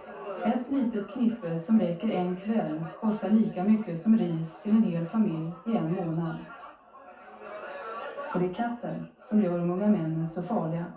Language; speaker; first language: Swedish; native; Swedish